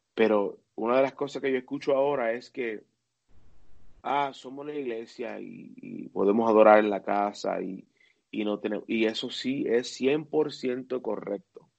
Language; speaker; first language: Spanish; early bilingual, heritage; Spanish